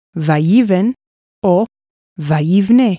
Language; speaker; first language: Hebrew; non-native, fluent; English